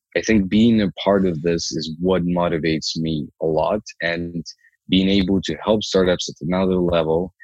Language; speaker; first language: English; non-native, fluent; Ukrainian